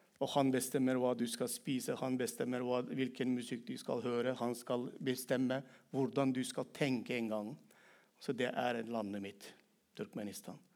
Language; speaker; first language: Norwegian; non-native, fluent; Turkmen